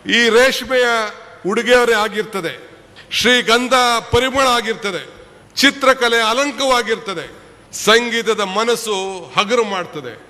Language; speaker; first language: Kannada; native; Kannada